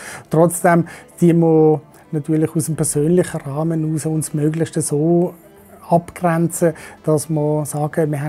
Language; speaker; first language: German; native; German